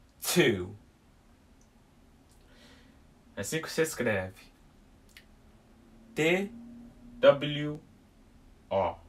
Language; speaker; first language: Portuguese; early bilingual, heritage; English